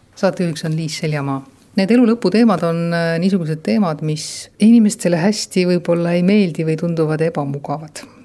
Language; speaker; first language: Estonian; native; Estonian